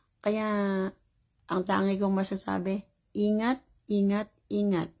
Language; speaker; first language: Filipino; native; Filipino